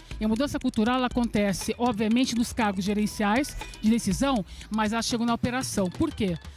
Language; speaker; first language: Portuguese; early bilingual, other home language; Serbian